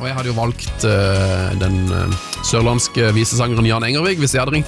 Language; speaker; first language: Norwegian; native; Norwegian